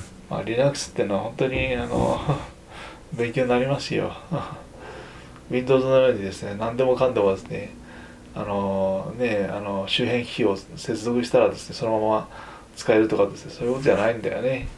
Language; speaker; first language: Japanese; native; Japanese